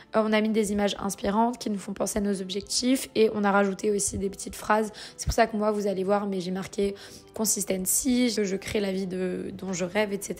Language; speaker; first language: French; native; French